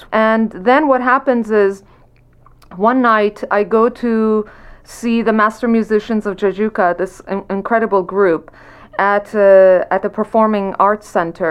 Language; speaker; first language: English; non-native, local second language; Persian